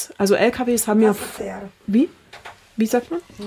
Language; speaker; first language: German; native; German